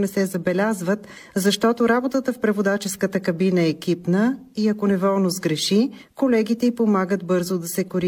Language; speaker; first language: Bulgarian; native; Bulgarian